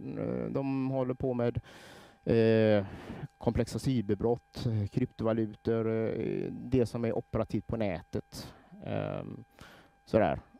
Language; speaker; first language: Swedish; native; Swedish